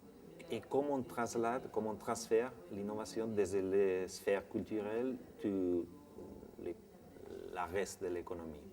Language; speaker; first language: French; non-native, fluent; Spanish